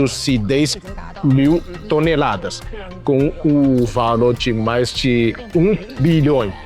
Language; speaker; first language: Portuguese; non-native, fluent; Chinese